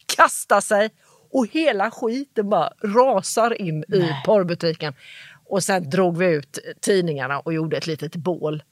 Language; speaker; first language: Swedish; native; Swedish